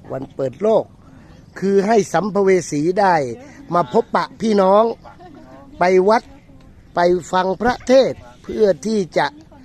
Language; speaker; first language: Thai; non-native, local second language; Northern Khmer